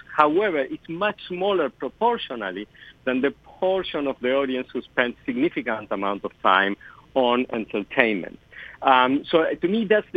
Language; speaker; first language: English; non-native, fluent; Spanish